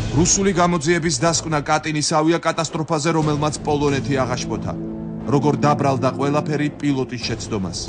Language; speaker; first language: Georgian; native; Georgian